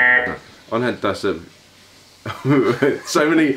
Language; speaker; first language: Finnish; non-native, learner; English